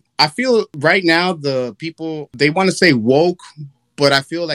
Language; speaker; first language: English; early bilingual, other home language; Spanish